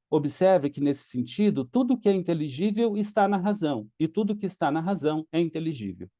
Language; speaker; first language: Portuguese; native; Portuguese